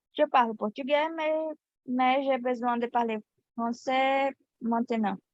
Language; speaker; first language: French; non-native, learner; Portuguese